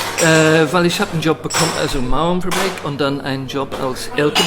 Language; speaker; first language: German; non-native, fluent; English